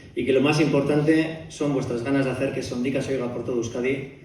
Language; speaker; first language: Spanish; native; Spanish